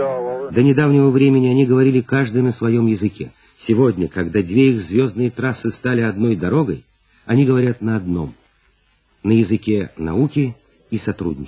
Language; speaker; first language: Russian; native; Russian